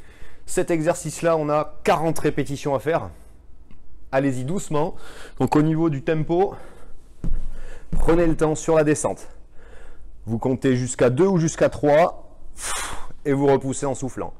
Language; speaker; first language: French; native; French